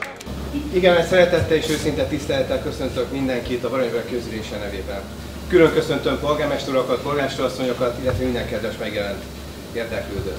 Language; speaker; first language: Hungarian; native; Hungarian